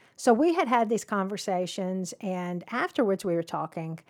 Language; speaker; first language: English; native; English